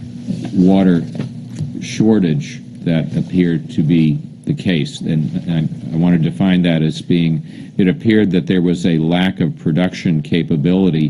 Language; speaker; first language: English; native; English